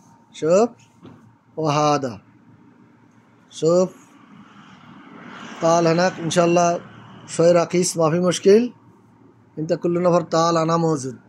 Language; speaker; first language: Arabic; non-native, learner; Bangla